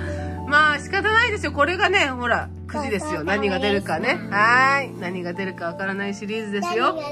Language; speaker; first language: Japanese; native; Japanese